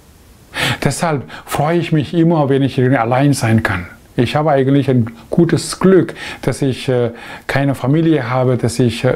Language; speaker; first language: German; non-native, fluent; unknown